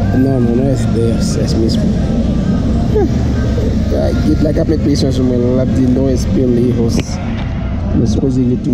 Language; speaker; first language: Spanish; non-native, learner; Haitian Creole